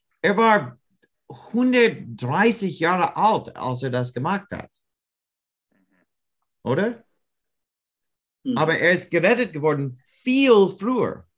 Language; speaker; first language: German; non-native, learner; English